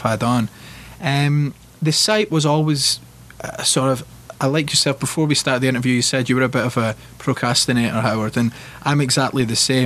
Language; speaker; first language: English; native; English